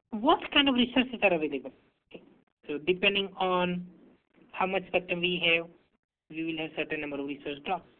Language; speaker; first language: English; non-native, local second language; Hindi